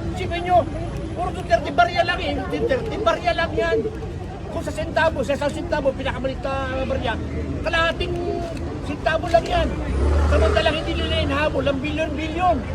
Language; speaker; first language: Filipino; native; Filipino